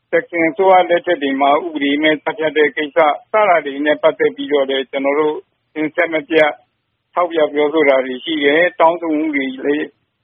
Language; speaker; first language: Burmese; native; Burmese